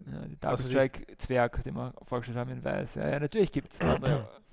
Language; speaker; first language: German; native; German